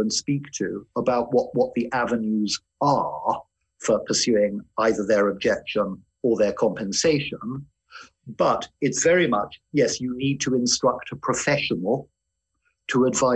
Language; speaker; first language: English; native; English